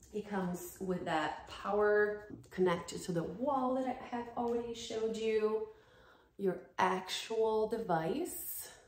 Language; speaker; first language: English; non-native, fluent; Portuguese